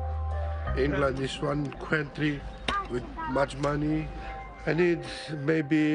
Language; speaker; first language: English; non-native, learner; Romanian